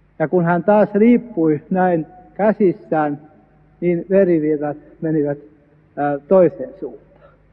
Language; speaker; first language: Finnish; non-native, local second language; Swedish